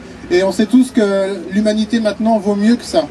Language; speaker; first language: French; native; French